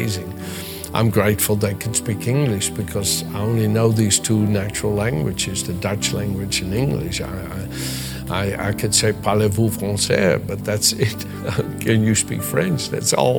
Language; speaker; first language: English; non-native, fluent; Dutch